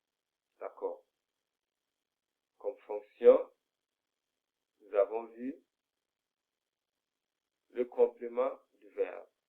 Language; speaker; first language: French; non-native, fluent; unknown